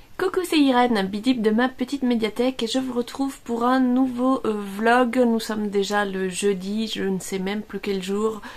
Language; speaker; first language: French; non-native, fluent; Italian